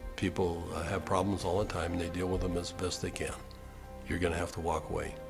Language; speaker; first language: English; native; English